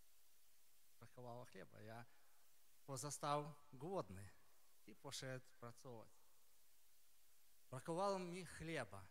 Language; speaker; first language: Polish; non-native, learner; Ukrainian